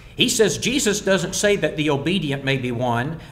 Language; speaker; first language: English; native; English